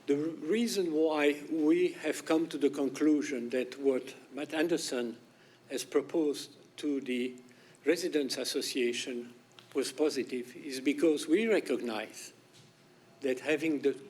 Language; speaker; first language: English; non-native, fluent; French